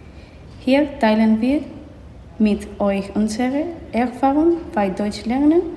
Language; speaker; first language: German; non-native, learner; Spanish